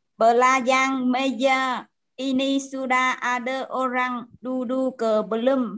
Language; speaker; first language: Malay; non-native, learner; Vietnamese